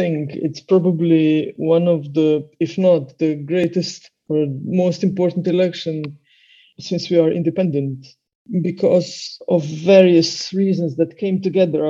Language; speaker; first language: English; non-native, fluent; Slovenian